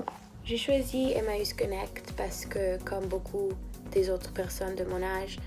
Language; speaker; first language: French; non-native, fluent; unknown